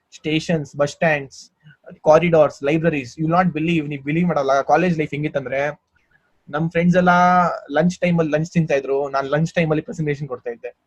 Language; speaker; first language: Kannada; non-native, local second language; Hindi